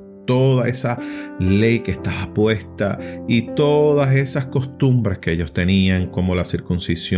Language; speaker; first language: Spanish; native; Spanish